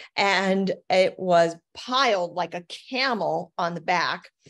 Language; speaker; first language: English; native; English